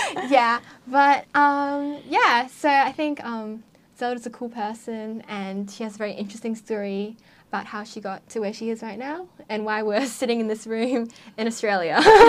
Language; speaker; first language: English; native; English